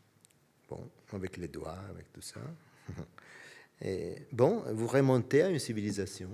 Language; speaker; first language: French; non-native, fluent; Italian